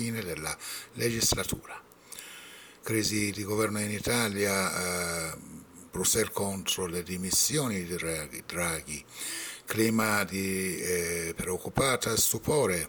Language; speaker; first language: Italian; non-native, fluent; Persian